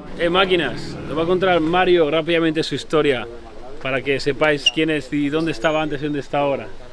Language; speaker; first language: Spanish; native; Spanish